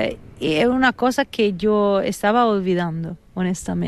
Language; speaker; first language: Spanish; non-native, fluent; Italian